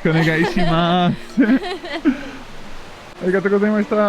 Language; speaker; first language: Japanese; non-native, learner; Portuguese